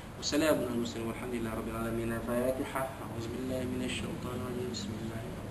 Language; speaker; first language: Arabic; non-native, learner; Malay